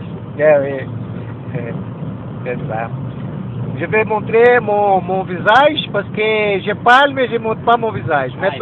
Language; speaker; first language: French; non-native, learner; Portuguese